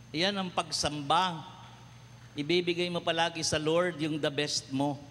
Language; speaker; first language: Filipino; non-native, local second language; Cebuano